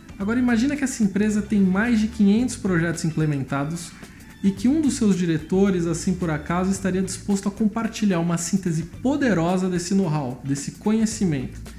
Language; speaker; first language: Portuguese; native; Portuguese